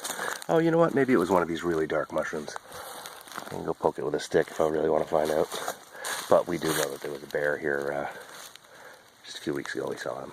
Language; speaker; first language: English; native; English